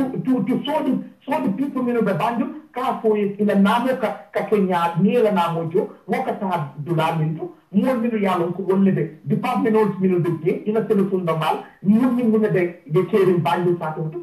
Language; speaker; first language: English; non-native, local second language; Wolof